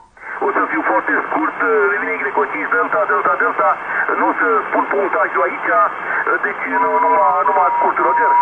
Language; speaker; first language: Romanian; native; Romanian